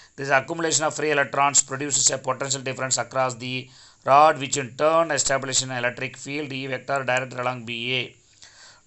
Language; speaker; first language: English; non-native, local second language; Tamil